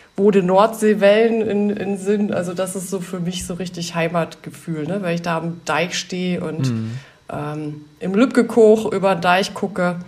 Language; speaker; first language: German; native; German